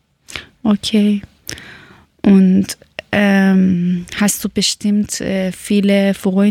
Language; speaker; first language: German; non-native, learner; Persian